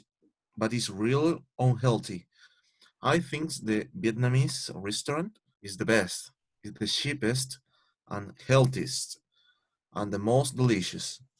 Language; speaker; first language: English; non-native, learner; Spanish